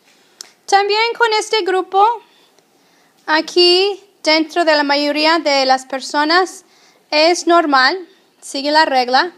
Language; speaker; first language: Spanish; non-native, fluent; English